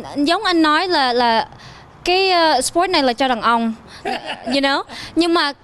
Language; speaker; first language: Vietnamese; early bilingual, heritage; Vietnamese